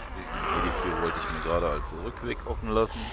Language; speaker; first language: German; native; German